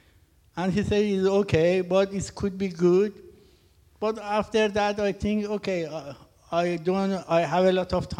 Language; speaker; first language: English; non-native, learner; Persian